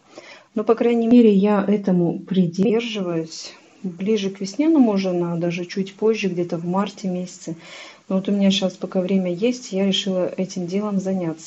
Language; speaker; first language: Russian; native; Russian